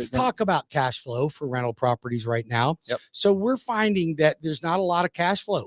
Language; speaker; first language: English; native; English